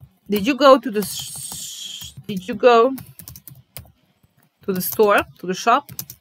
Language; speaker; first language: English; non-native, fluent; Serbian